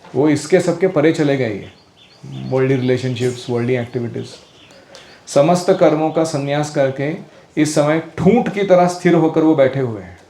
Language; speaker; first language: Hindi; non-native, local second language; Marathi